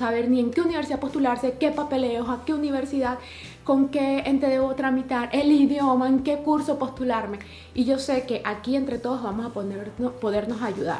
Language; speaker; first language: Spanish; native; Spanish